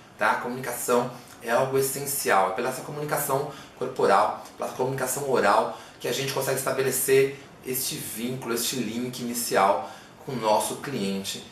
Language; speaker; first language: Portuguese; native; Portuguese